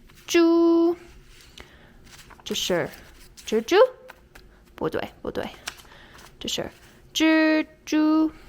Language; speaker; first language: Chinese; non-native, learner; English